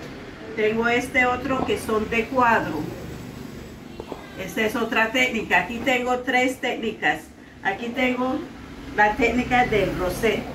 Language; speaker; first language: Spanish; non-native, local second language; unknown